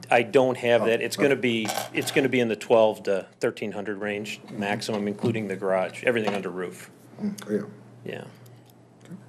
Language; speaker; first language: English; native; English